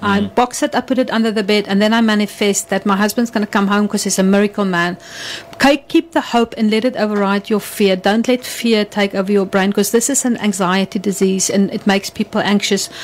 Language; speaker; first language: English; non-native, local second language; Afrikaans